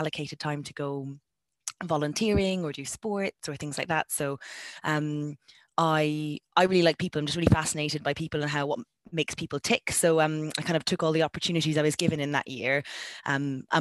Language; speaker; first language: English; native; English